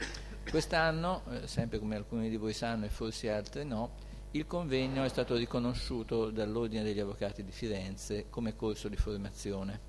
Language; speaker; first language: Italian; native; Italian